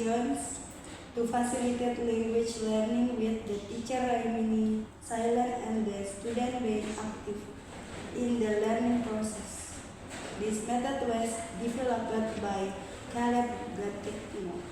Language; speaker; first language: English; non-native, learner; Indonesian